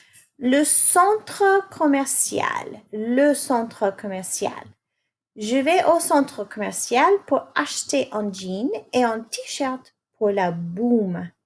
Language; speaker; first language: French; non-native, fluent; English